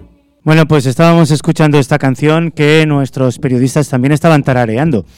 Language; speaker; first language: Spanish; native; Spanish